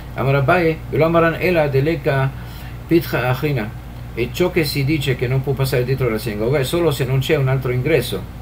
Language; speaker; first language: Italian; non-native, fluent; Hebrew